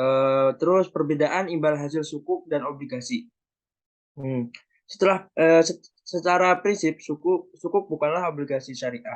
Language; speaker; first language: Indonesian; native; Indonesian